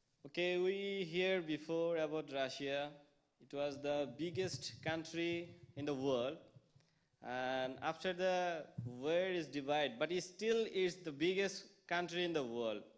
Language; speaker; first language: English; non-native, local second language; Bangla